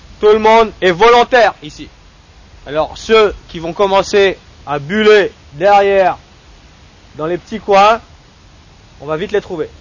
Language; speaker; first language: French; native; French